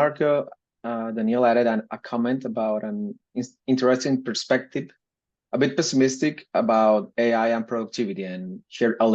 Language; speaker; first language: English; non-native, fluent; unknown